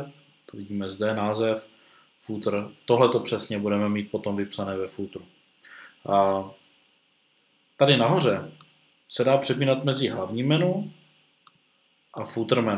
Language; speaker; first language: Czech; native; Czech